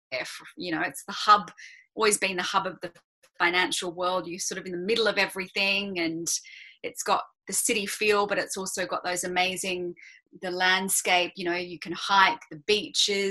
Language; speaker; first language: English; native; English